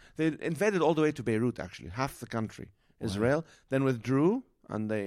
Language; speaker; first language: English; non-native, fluent; Arabic